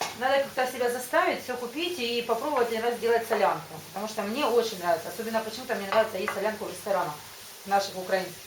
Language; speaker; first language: Russian; native; Russian